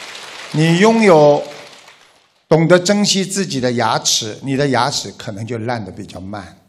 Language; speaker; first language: Chinese; native; Chinese